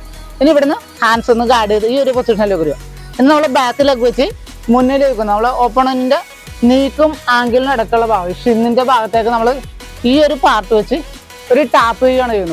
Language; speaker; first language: Malayalam; native; Malayalam